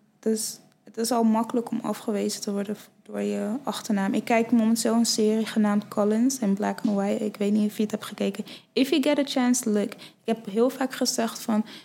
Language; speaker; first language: Dutch; early bilingual, other home language; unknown